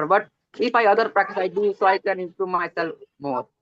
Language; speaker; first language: English; non-native, learner; Odia